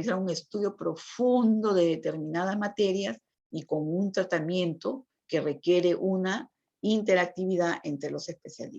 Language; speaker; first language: Spanish; native; Spanish